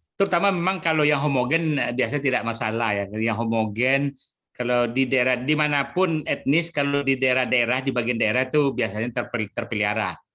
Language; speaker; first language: Indonesian; non-native, local second language; Minangkabau